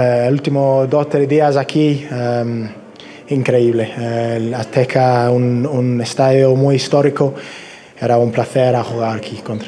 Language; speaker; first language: Spanish; non-native, learner; English